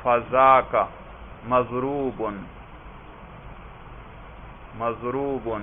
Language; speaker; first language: Arabic; non-native, fluent; Urdu